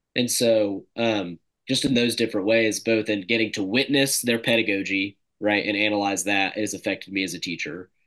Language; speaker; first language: English; native; English